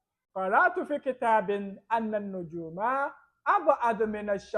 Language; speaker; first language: Arabic; non-native, fluent; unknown